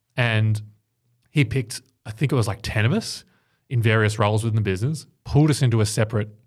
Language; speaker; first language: English; native; English